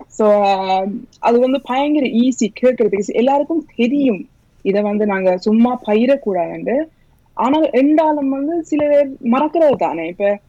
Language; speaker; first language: Tamil; early bilingual, heritage; Tamil